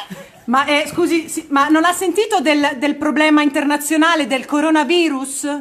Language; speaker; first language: Italian; native; Italian